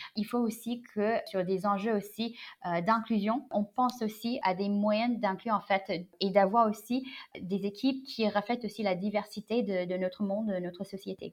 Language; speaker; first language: French; non-native, fluent; Chinese